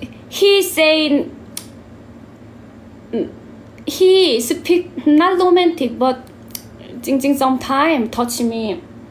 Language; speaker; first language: English; non-native, learner; Korean